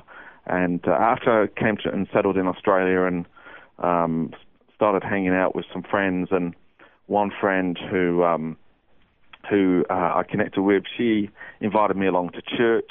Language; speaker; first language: English; native; English